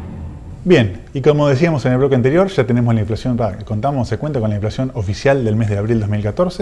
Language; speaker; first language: Spanish; native; Spanish